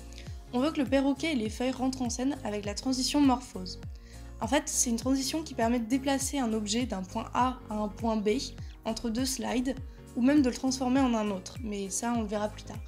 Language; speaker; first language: French; native; French